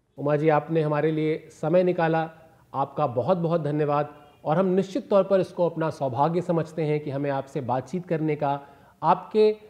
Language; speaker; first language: Hindi; native; Hindi